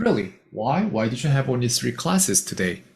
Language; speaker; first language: English; non-native, fluent; Korean